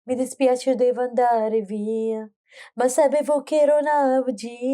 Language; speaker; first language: Italian; non-native, learner; Arabic